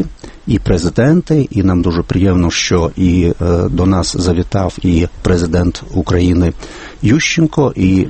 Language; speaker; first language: Ukrainian; non-native, fluent; Lithuanian